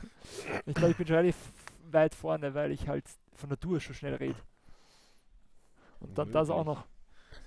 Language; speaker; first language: German; native; German